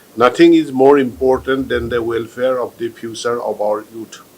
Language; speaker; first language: English; non-native, local second language; Assamese